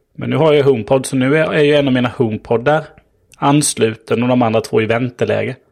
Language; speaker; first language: Swedish; native; Swedish